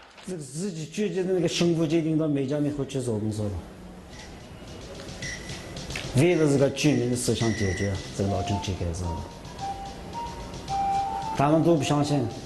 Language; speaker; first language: Chinese; non-native, local second language; Uyghur